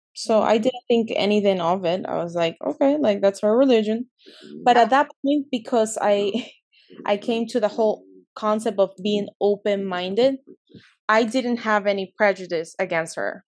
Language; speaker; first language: English; early bilingual, other home language; Spanish